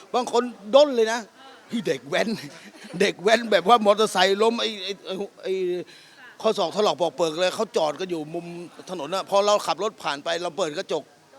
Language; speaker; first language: Thai; native; Thai